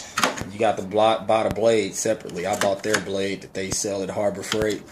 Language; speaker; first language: English; native; English